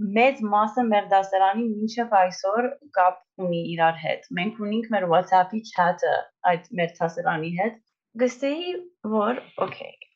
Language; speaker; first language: Armenian; early bilingual, heritage; Armenian